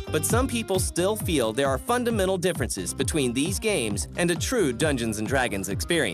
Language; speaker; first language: English; native; English